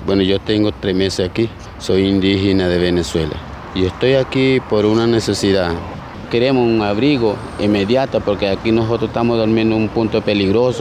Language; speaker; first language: Spanish; non-native, local second language; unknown